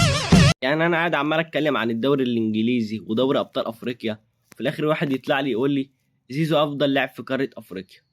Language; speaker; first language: Arabic; native; Arabic